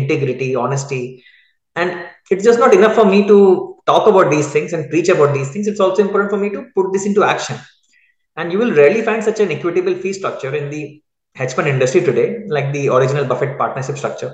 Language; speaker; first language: English; non-native, local second language; Hindi